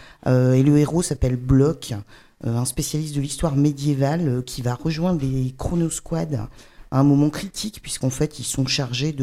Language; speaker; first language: French; native; French